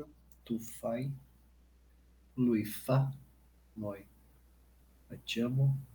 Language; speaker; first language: Italian; non-native, learner; Portuguese